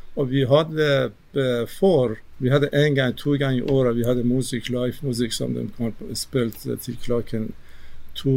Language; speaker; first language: Norwegian; non-native, fluent; Persian